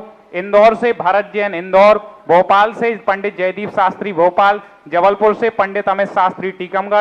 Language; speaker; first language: Hindi; native; Hindi